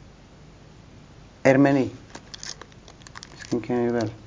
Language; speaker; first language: Dutch; non-native, learner; Turkish